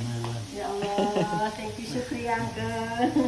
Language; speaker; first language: English; non-native, learner; Indonesian